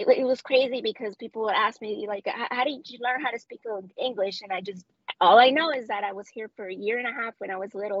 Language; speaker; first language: English; non-native, fluent; Spanish